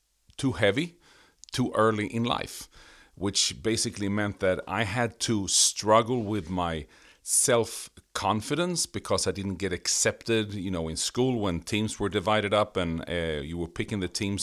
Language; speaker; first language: English; non-native, fluent; Swedish